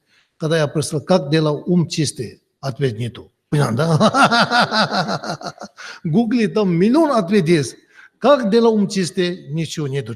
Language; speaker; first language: Russian; non-native, learner; Tibetan